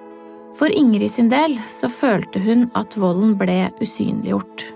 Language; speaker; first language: Norwegian; native; Norwegian